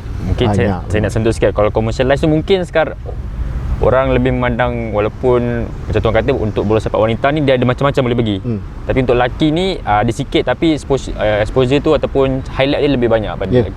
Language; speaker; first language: Malay; native; Malay